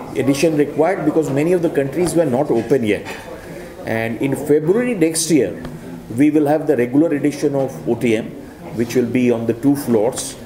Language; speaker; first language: English; non-native, local second language; Hindi